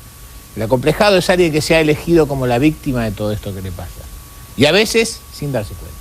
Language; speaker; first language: Spanish; native; Spanish